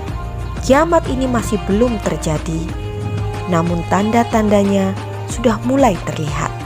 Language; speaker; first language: Indonesian; native; Indonesian